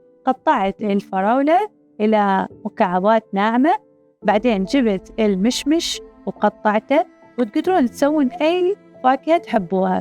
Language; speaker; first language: Arabic; native; Arabic